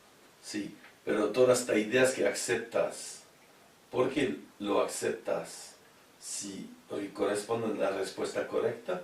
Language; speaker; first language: Spanish; non-native, fluent; French